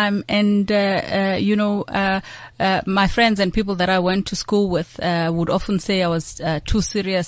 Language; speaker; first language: English; non-native, local second language; Xhosa